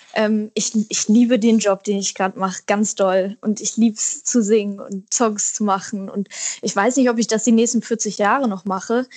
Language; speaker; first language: German; native; German